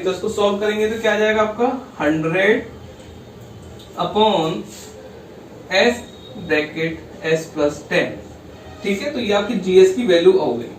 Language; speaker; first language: Hindi; native; Hindi